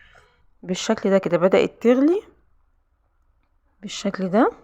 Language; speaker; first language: Arabic; native; Arabic